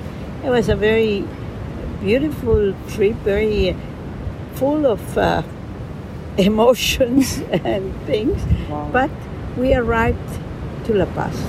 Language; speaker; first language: English; non-native, fluent; Spanish